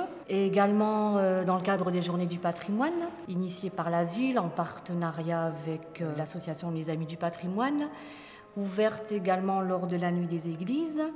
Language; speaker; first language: French; native; French